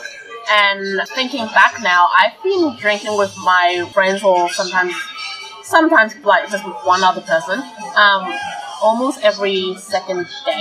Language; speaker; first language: English; non-native, local second language; Cantonese